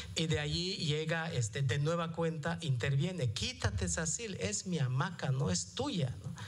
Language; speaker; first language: Spanish; non-native, local second language; Yucateco